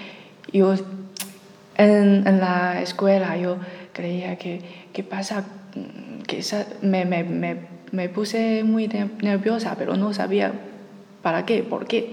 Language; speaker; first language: Spanish; non-native, learner; Chinese